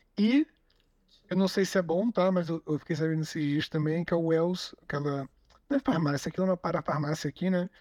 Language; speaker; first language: Portuguese; native; Portuguese